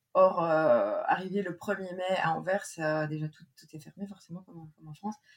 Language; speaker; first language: French; native; French